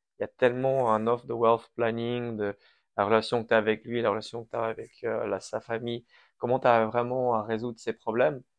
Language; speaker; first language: French; early bilingual, other home language; Persian